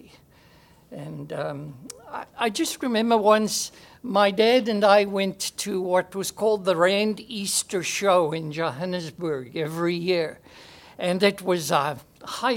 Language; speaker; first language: English; native; English